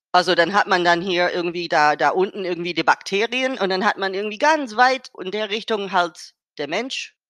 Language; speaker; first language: German; non-native, fluent; English